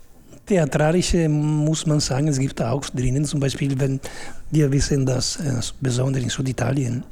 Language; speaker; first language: German; non-native, fluent; Italian